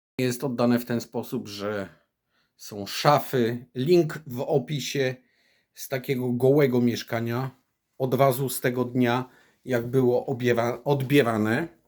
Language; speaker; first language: Polish; native; Polish